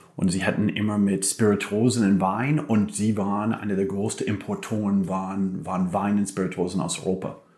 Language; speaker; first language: German; non-native, fluent; English